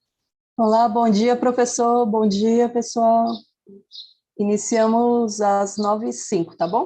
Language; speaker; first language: Portuguese; native; Portuguese